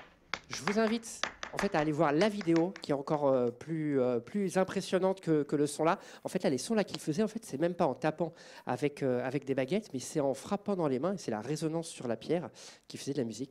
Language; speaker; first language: French; native; French